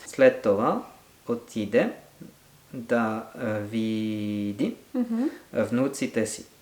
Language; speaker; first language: Bulgarian; non-native, learner; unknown